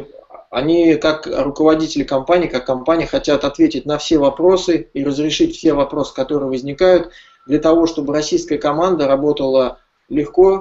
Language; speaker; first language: Russian; native; Russian